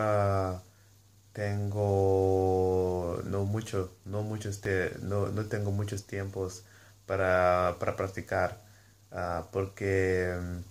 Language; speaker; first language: Spanish; non-native, learner; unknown